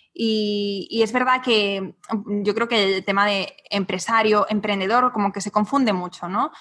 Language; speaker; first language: Spanish; native; Spanish